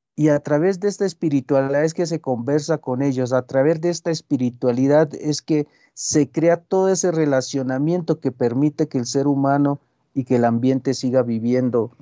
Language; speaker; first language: Spanish; non-native, local second language; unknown